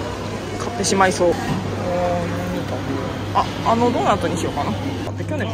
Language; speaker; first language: Japanese; native; Japanese